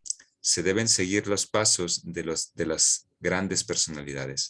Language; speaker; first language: Spanish; native; Spanish